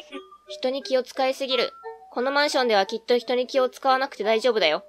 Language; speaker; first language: Japanese; native; Japanese